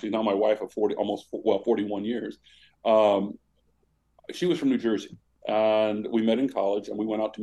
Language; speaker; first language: English; native; English